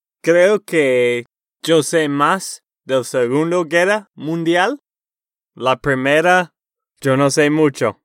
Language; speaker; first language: Spanish; non-native, fluent; English